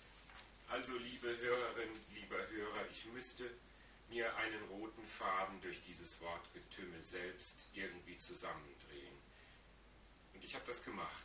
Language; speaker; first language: German; native; German